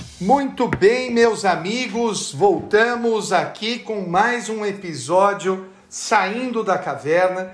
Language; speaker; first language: Portuguese; native; Portuguese